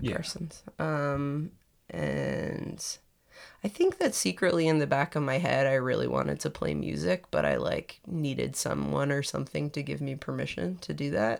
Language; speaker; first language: English; native; English